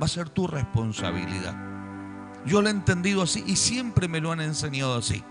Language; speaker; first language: Spanish; native; Spanish